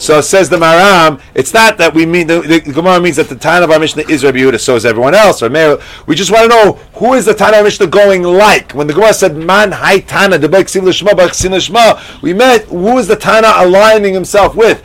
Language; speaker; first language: English; native; English